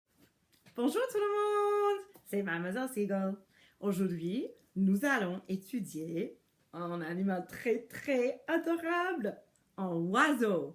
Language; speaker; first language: French; non-native, local second language; English